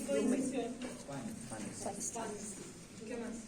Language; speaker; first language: Spanish; native; Spanish